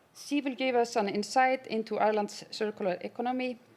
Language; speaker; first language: English; non-native, fluent; Icelandic